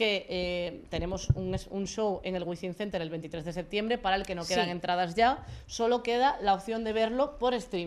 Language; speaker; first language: Spanish; native; Spanish